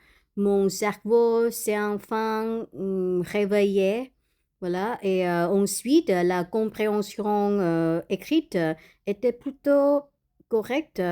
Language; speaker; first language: French; non-native, learner; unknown